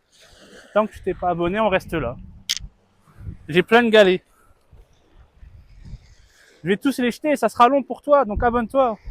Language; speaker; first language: French; native; French